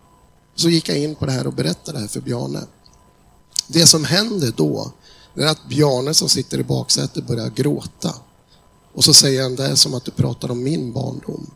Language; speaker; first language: Swedish; native; Swedish